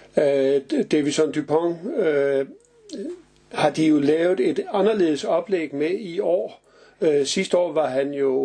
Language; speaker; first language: Danish; native; Danish